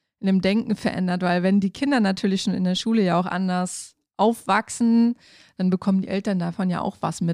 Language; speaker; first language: German; native; German